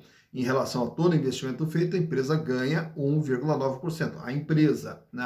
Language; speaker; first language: Portuguese; native; Portuguese